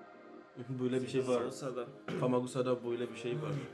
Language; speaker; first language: Turkish; non-native, learner; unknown